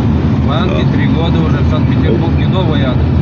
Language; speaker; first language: Russian; native; Russian